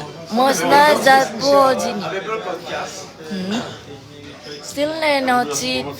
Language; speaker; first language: Czech; non-native, learner; Indonesian